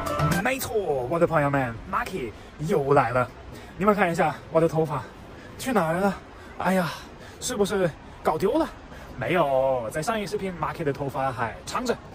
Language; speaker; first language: Chinese; non-native, fluent; German